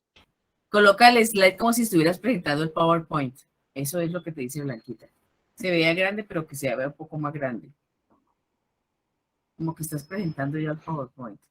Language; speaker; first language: Spanish; native; Spanish